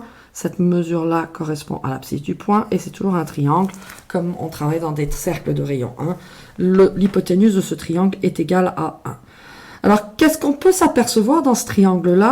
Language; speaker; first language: French; native; French